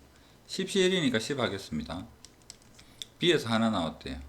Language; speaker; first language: Korean; native; Korean